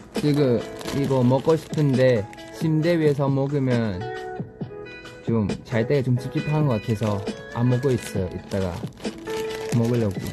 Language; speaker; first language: Korean; non-native, fluent; Thai